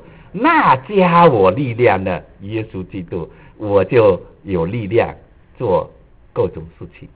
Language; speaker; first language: Chinese; native; Chinese